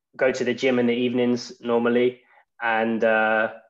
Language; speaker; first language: English; native; English